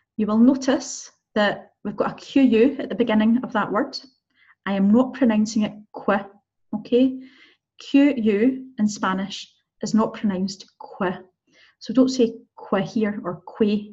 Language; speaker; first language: English; native; English